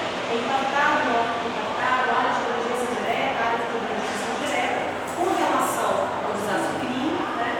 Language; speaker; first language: Portuguese; native; Portuguese